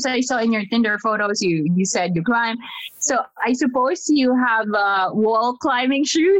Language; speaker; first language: English; non-native, local second language; Filipino